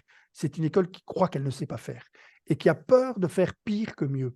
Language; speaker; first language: French; native; French